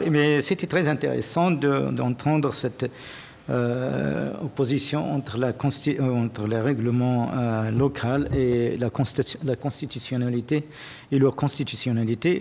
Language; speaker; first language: French; non-native, fluent; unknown